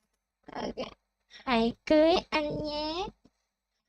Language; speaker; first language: Vietnamese; non-native, learner; Thai